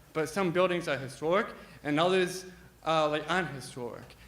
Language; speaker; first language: English; native; English